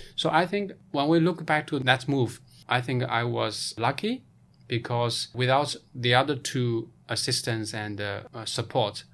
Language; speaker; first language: English; non-native, fluent; Chinese